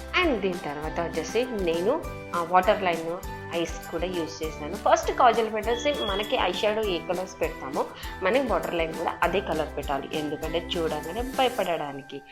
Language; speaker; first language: Telugu; non-native, local second language; Marathi